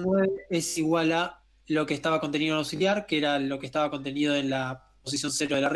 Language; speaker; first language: Spanish; native; Spanish